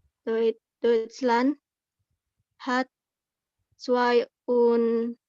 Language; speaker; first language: German; non-native, learner; Indonesian